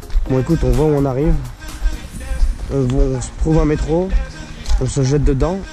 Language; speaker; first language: French; native; French